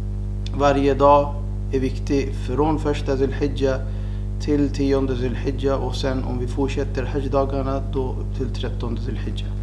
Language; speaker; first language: Swedish; non-native, fluent; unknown